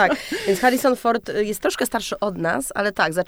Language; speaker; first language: Polish; native; Polish